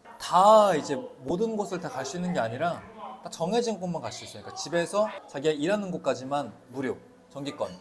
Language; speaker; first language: Korean; native; Korean